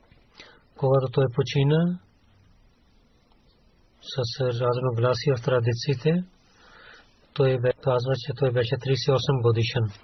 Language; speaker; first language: Bulgarian; non-native, learner; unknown